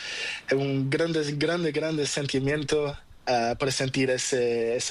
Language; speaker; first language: Spanish; non-native, learner; Portuguese